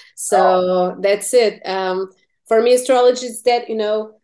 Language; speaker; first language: English; non-native, fluent; Portuguese